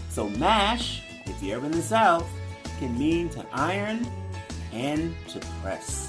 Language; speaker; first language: English; native; English